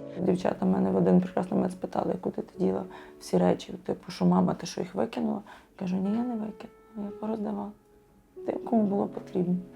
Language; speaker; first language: Ukrainian; native; Ukrainian